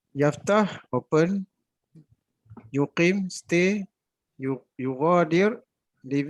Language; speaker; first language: Arabic; non-native, learner; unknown